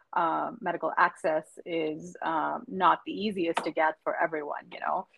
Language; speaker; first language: English; non-native, local second language; Hindi